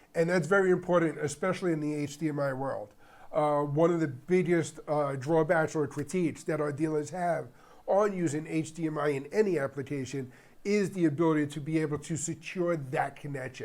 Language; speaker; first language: English; native; English